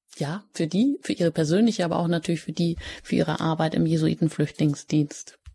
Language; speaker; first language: German; native; German